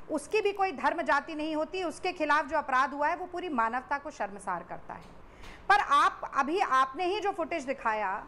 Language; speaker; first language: Hindi; native; Hindi